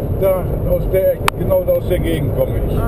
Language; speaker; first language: German; native; German